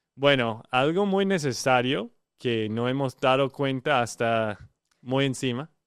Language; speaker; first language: Spanish; non-native, learner; English